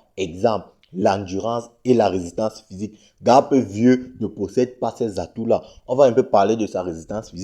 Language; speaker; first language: French; native; French